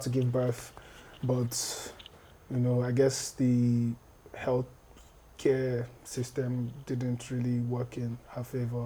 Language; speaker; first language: English; non-native, local second language; Yoruba